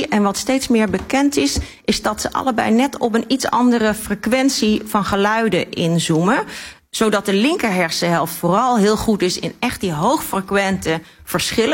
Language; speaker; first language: Dutch; native; Dutch